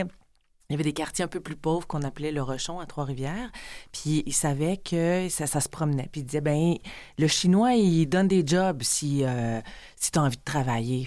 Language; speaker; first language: French; native; French